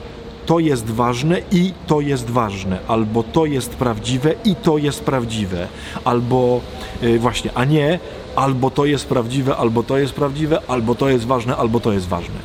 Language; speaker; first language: Polish; native; Polish